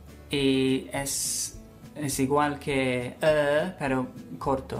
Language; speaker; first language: Spanish; non-native, fluent; English